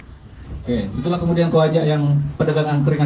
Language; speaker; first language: Indonesian; native; Indonesian